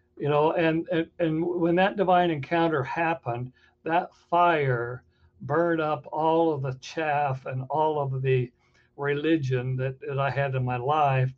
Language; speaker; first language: English; native; English